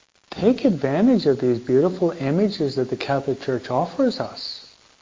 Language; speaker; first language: English; native; English